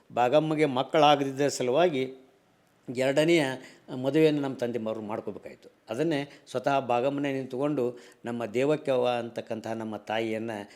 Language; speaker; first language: Kannada; native; Kannada